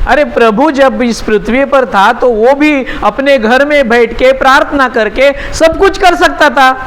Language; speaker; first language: Hindi; non-native, local second language; Marathi